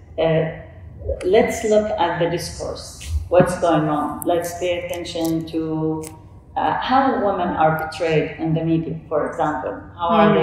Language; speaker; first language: English; non-native, fluent; Arabic